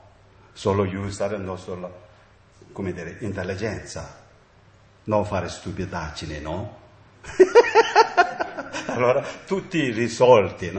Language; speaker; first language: Italian; non-native, learner; Tibetan